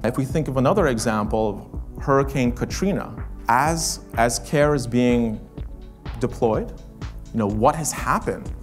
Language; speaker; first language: English; native; English